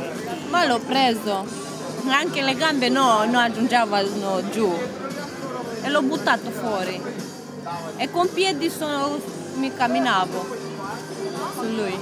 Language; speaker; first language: Italian; non-native, learner; Romanian